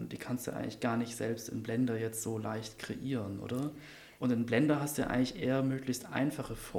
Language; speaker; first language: German; native; German